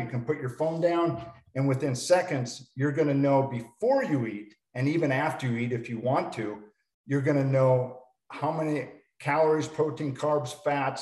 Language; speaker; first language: English; native; English